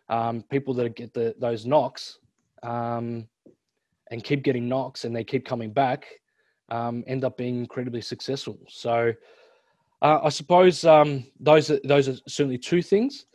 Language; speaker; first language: English; native; English